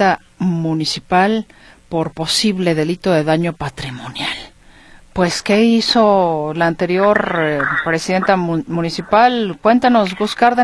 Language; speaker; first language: Spanish; native; Spanish